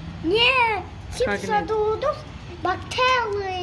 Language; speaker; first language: Russian; early bilingual, other home language; Tajik